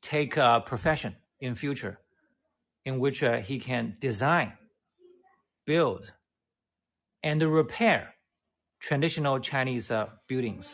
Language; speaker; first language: English; non-native, fluent; Chinese